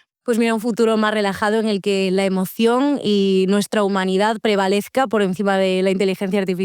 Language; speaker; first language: Spanish; native; Spanish